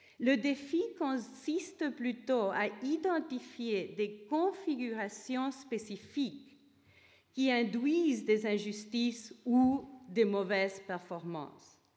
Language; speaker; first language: French; non-native, fluent; Spanish